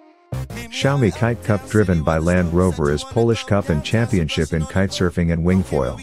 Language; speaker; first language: English; non-native, fluent; Polish